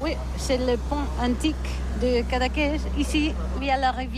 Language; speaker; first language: French; non-native, learner; Catalan